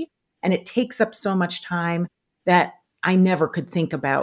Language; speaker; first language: English; native; English